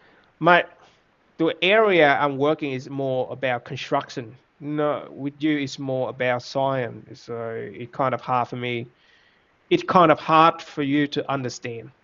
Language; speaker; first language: English; non-native, fluent; Vietnamese